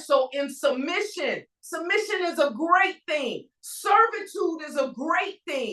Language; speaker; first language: English; native; English